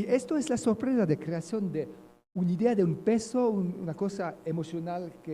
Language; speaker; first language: Spanish; non-native, learner; French